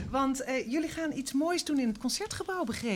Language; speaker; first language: Dutch; native; Dutch